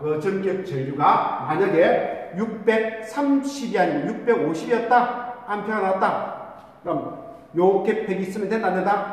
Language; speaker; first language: Korean; native; Korean